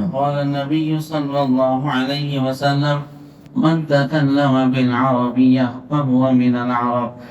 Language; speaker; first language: Urdu; native; Urdu